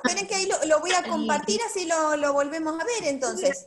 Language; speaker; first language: Spanish; native; Spanish